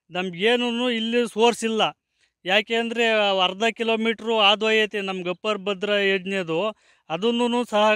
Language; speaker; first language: Kannada; native; Kannada